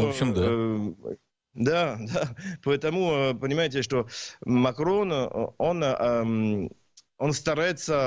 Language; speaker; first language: Russian; non-native, learner; French